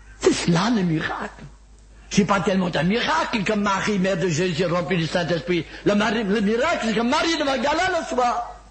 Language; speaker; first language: French; non-native, fluent; Welsh